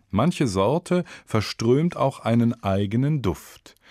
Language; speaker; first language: German; native; German